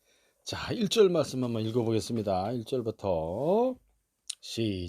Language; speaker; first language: Korean; native; Korean